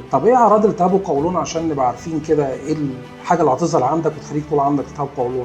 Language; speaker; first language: Arabic; native; Arabic